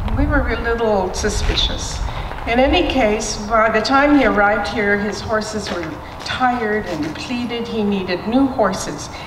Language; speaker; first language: English; native; English